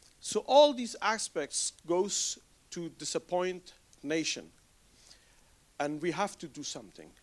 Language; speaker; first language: English; non-native, fluent; Persian